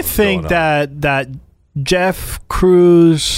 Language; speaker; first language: English; native; English